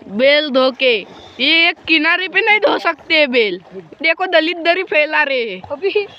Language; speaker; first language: Hindi; non-native, local second language; Marathi